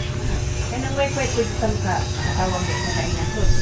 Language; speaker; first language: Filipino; non-native, local second language; Cebuano